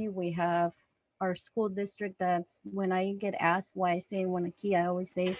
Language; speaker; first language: English; non-native, fluent; Spanish